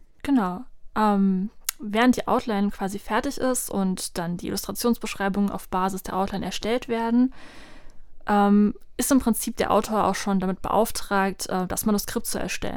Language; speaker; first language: German; native; German